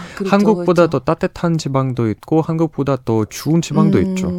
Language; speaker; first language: Korean; non-native, fluent; Russian